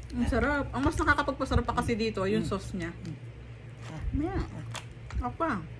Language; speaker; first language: Filipino; native; Filipino